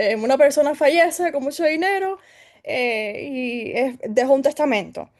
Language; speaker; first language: Spanish; early bilingual, heritage; Spanish